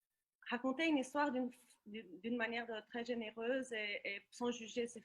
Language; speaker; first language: French; non-native, fluent; Portuguese